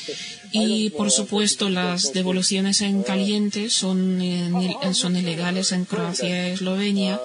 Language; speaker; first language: Spanish; non-native, fluent; Bosnian